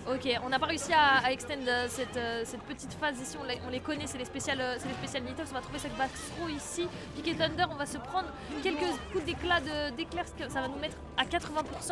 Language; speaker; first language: French; native; French